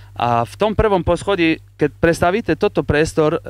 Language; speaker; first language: Slovak; non-native, learner; Persian